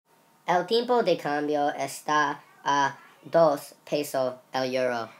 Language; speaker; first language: Spanish; non-native, learner; English